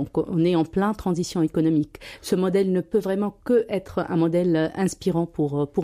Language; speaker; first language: French; non-native, local second language; Arabic